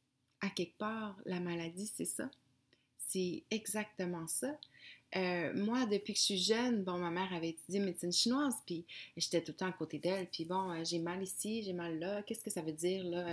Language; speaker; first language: French; native; French